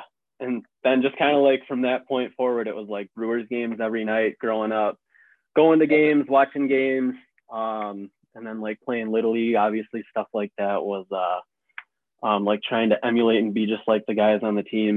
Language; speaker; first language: English; native; English